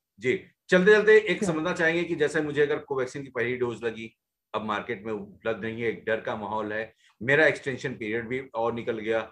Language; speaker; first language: Hindi; native; Hindi